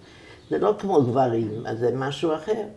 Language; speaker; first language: Hebrew; non-native, fluent; German